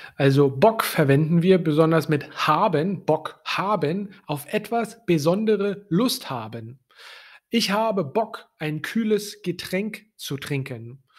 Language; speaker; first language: German; native; German